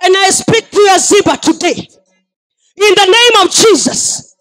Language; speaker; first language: English; non-native, local second language; Swahili